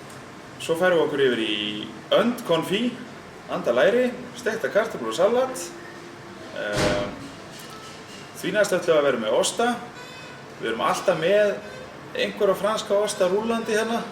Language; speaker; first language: Icelandic; native; Icelandic